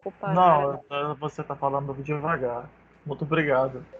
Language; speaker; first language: Portuguese; non-native, learner; Arabic